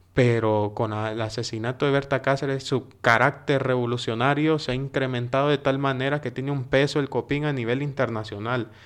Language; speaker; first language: Spanish; native; Spanish